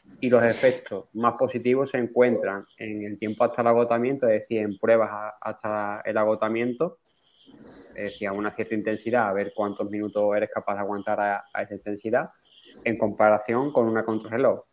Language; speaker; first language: Spanish; native; Spanish